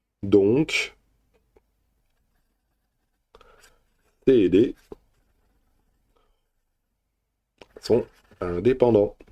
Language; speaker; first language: French; native; French